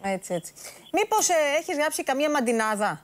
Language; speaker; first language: Greek; native; Greek